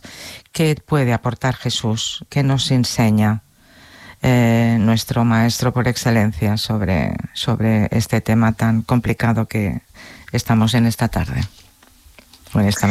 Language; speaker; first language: Spanish; non-native, local second language; Catalan